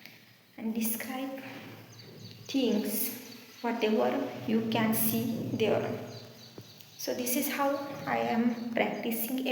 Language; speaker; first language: English; non-native, learner; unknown